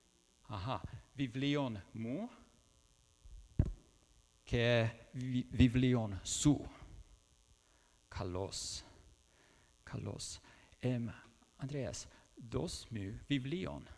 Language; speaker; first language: Greek; non-native, fluent; English